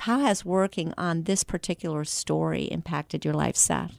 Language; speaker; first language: English; native; English